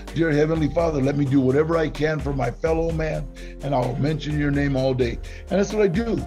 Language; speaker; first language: English; native; English